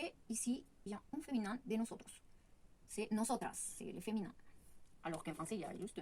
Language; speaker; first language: French; non-native, fluent; Spanish